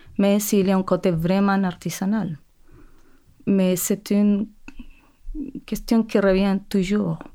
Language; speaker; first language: French; non-native, fluent; Spanish